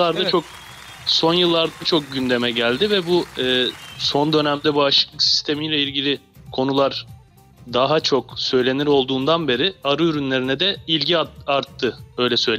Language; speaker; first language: Turkish; native; Turkish